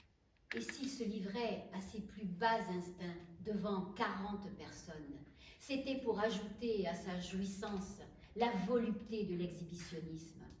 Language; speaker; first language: French; native; French